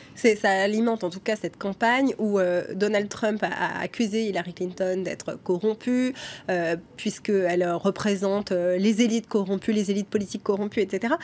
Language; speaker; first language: French; native; French